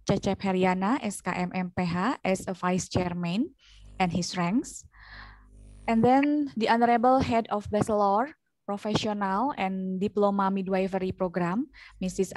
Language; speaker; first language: English; non-native, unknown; Indonesian